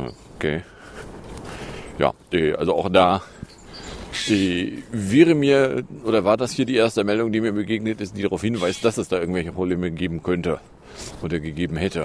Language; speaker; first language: German; native; German